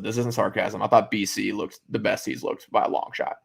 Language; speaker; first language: English; native; English